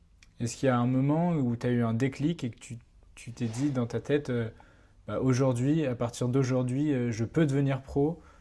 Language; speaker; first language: French; native; French